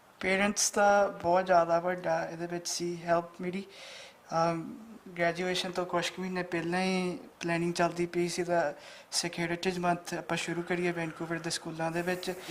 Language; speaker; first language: Punjabi; early bilingual, heritage; Punjabi